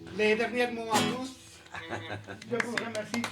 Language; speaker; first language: French; non-native, learner; Spanish